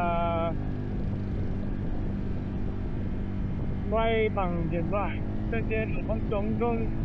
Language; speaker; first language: Vietnamese; non-native, fluent; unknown